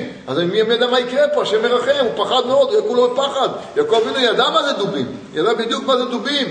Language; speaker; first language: Hebrew; native; Hebrew